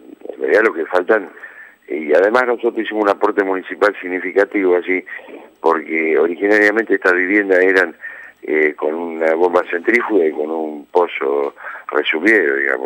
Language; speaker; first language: Spanish; native; Spanish